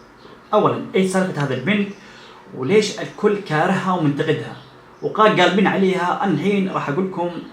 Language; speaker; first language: Arabic; native; Arabic